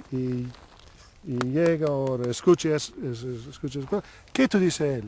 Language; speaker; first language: Spanish; non-native, learner; English